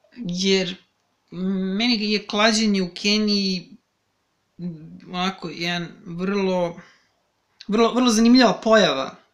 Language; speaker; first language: Serbian; native; Serbian